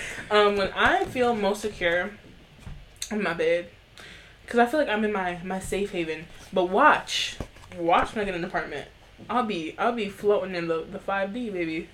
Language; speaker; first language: English; native; English